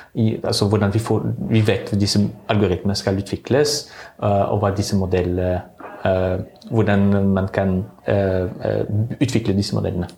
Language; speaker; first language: Norwegian; non-native, fluent; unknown